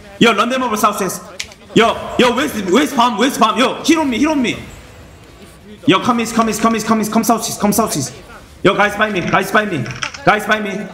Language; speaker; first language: English; non-native, learner; Korean